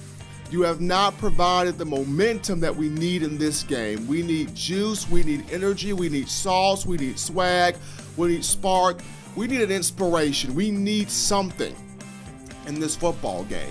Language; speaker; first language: English; native; English